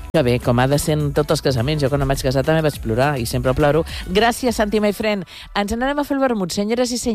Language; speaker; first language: Catalan; native; Catalan